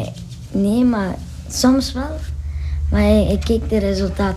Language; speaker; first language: Dutch; early bilingual, other home language; Turkish